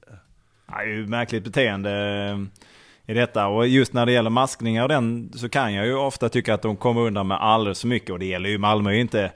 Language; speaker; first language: Swedish; native; Swedish